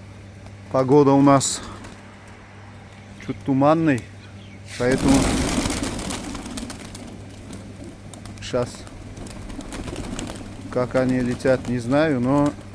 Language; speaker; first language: Russian; non-native, local second language; Uzbek